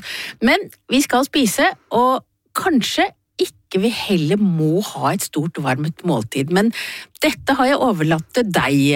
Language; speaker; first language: Norwegian; native; Norwegian